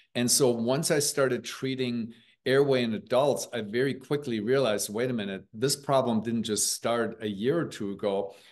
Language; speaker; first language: English; early bilingual, other home language; German